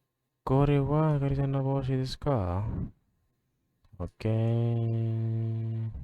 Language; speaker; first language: Japanese; non-native, learner; English